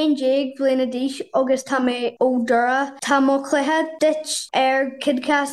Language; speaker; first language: English; native; English